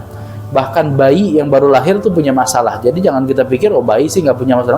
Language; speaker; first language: Indonesian; native; Indonesian